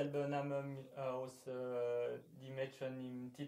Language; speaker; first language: German; non-native, learner; French